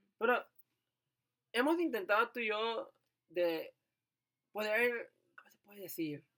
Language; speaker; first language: Spanish; native; Spanish